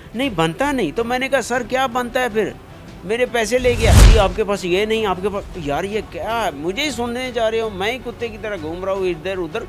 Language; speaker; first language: Urdu; native; Urdu